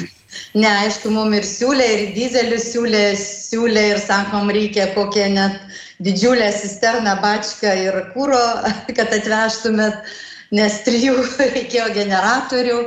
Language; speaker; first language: Lithuanian; native; Lithuanian